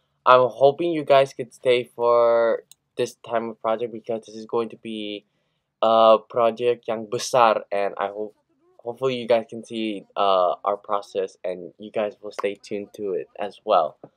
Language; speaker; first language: English; early bilingual, other home language; Indonesian